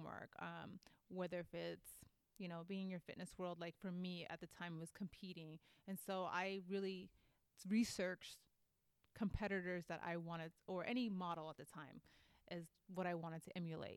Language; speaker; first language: English; native; English